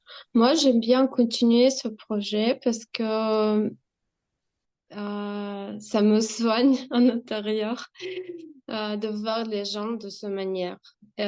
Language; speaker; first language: French; non-native, fluent; Russian